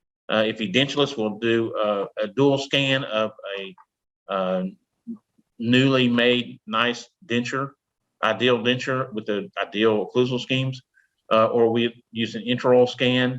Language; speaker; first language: English; native; English